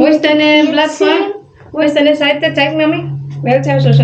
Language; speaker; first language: German; non-native, learner; Indonesian